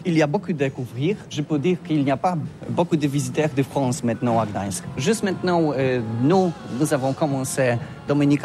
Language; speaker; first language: French; non-native, learner; Polish